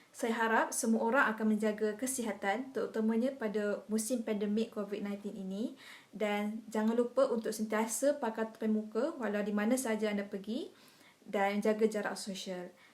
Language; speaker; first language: Malay; native; Malay